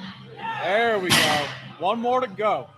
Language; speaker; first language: English; native; English